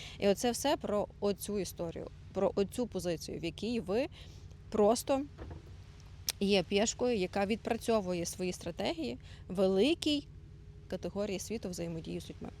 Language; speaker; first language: Ukrainian; non-native, local second language; Russian